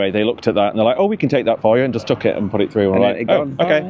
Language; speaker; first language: English; native; English